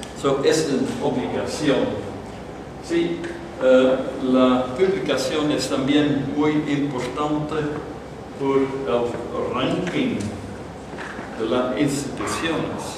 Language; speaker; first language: Spanish; non-native, fluent; Dutch